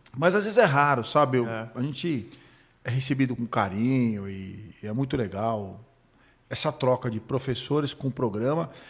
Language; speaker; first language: Portuguese; early bilingual, other home language; Hebrew